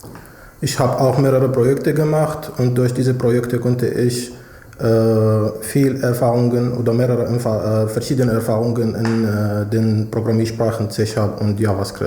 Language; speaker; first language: German; non-native, fluent; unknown